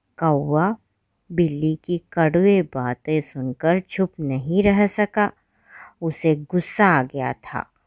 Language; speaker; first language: Hindi; non-native, local second language; Malayalam